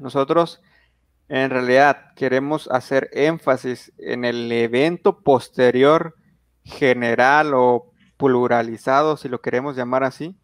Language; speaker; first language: Spanish; native; Spanish